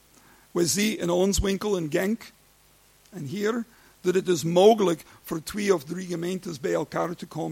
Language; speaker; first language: Dutch; non-native, learner; English